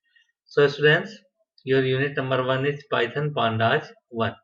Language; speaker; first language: English; non-native, local second language; Hindi